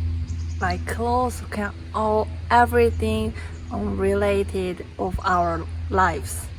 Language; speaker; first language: English; non-native, learner; Korean